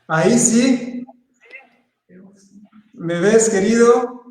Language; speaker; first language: Spanish; non-native, fluent; Portuguese